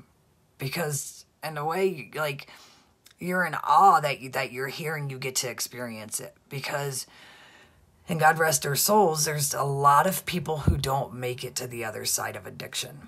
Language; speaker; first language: English; native; English